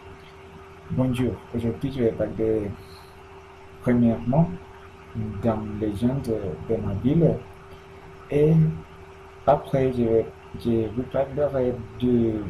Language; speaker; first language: French; non-native, learner; Spanish